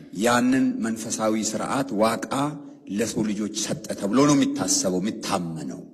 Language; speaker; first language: Amharic; non-native, local second language; Oromo